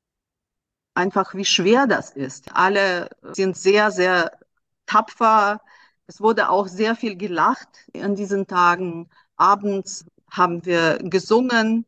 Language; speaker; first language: German; non-native, fluent; Russian